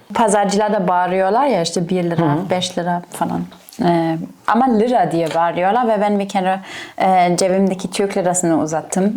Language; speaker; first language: Turkish; non-native, fluent; German